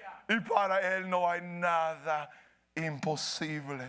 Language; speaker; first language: Spanish; early bilingual, heritage; Spanish